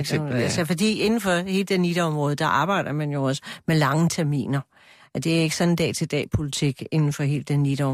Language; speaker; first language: Danish; native; Danish